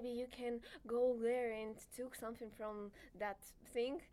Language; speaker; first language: English; non-native, learner; Russian